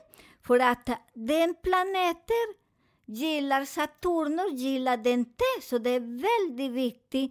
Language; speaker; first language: Swedish; non-native, learner; Spanish